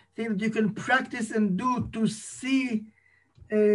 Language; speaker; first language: English; non-native, fluent; Hebrew